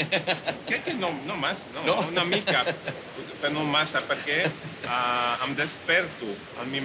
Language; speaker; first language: Catalan; non-native, fluent; Hungarian